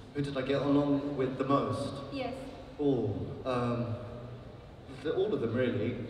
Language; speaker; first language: English; native; English